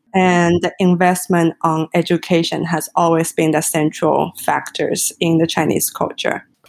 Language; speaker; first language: English; non-native, fluent; Chinese